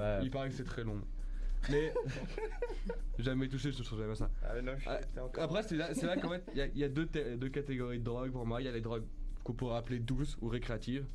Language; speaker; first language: French; native; French